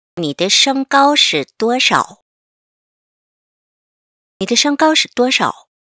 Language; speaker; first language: Chinese; non-native, fluent; Korean